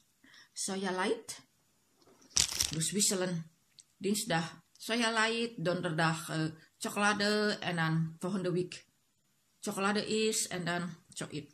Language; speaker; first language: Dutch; non-native, learner; Indonesian